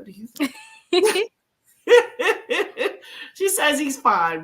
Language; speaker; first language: English; native; English